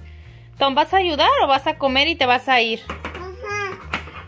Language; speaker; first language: Spanish; native; Spanish